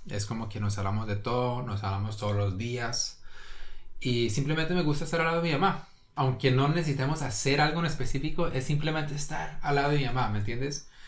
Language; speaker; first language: Spanish; early bilingual, heritage; Norwegian